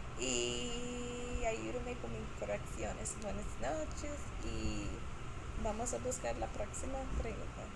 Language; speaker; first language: Spanish; non-native, learner; English